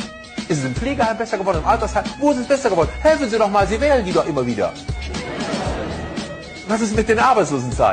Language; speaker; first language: German; native; German